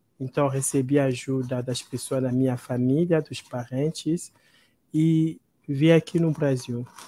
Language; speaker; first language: Portuguese; non-native, fluent; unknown